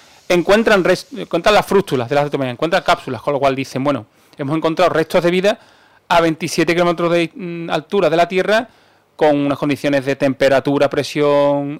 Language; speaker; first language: Spanish; native; Spanish